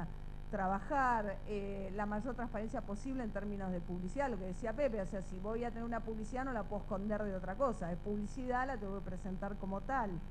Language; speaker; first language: Spanish; native; Spanish